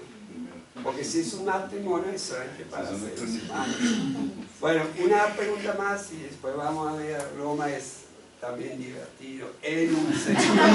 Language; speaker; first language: Spanish; non-native, fluent; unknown